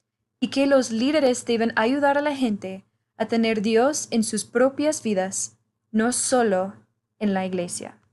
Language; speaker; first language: Spanish; non-native, fluent; English